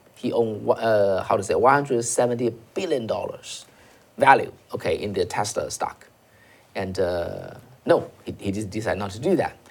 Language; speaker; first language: English; non-native, fluent; Chinese